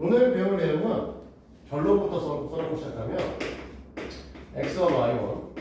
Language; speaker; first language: Korean; native; Korean